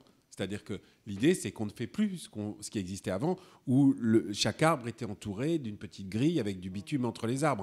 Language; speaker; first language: French; native; French